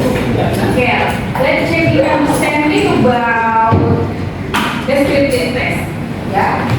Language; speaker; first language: English; non-native, learner; Indonesian